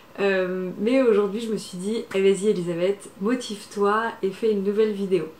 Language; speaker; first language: French; native; French